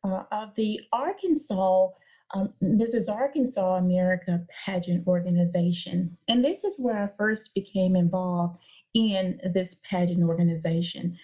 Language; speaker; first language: English; native; English